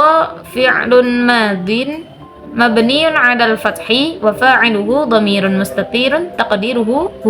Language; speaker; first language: Arabic; non-native, learner; Indonesian